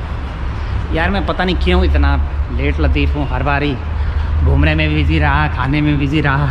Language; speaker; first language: Hindi; native; Hindi